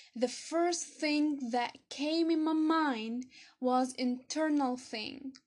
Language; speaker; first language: English; non-native, fluent; Arabic